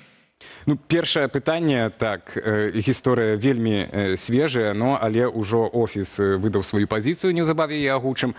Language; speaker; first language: Belarusian; native; Belarusian